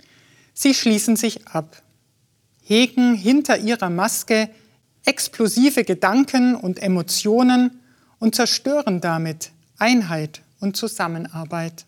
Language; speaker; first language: German; native; German